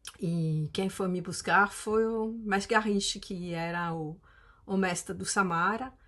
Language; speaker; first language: Portuguese; non-native, fluent; French